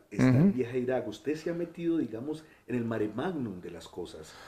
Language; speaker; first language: Spanish; native; Spanish